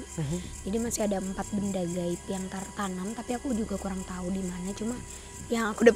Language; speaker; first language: Indonesian; native; Indonesian